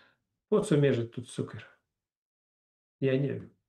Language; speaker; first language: Polish; non-native, fluent; Russian